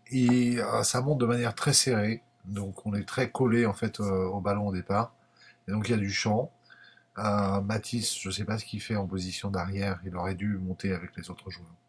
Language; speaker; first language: French; native; French